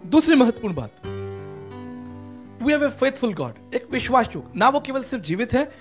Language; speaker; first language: Hindi; native; Hindi